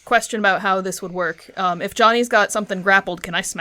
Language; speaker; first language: English; native; English